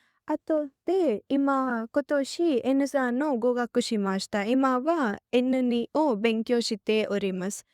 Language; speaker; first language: Japanese; non-native, learner; Telugu